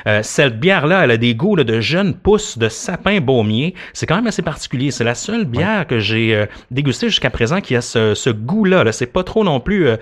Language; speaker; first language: French; native; French